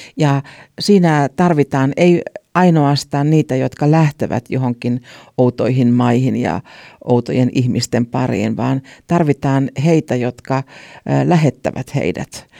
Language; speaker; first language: Finnish; native; Finnish